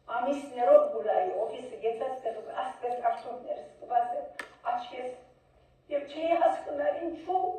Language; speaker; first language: Armenian; early bilingual, heritage; Armenian